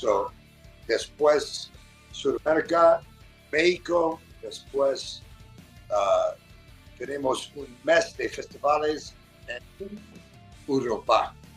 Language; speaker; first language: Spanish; non-native, learner; English